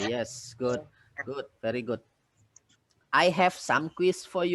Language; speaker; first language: English; non-native, fluent; Indonesian